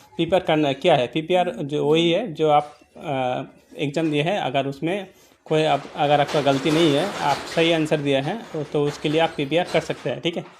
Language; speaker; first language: Hindi; non-native, local second language; Bangla